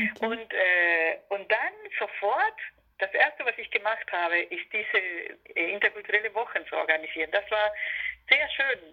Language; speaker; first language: German; non-native, fluent; Spanish